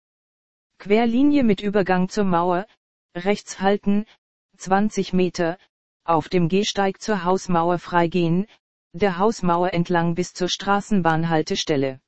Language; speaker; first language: German; native; German